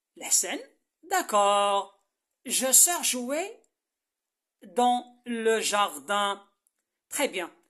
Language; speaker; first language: French; non-native, local second language; Arabic